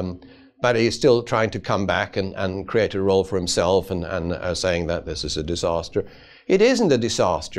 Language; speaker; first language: English; non-native, fluent; Swedish